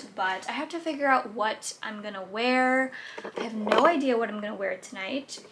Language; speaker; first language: English; native; English